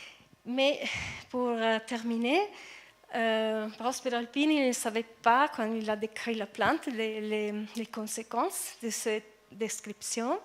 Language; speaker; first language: French; non-native, fluent; Italian